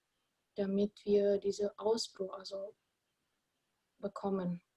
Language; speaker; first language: German; non-native, fluent; Indonesian